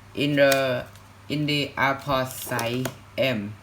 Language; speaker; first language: English; non-native, learner; Thai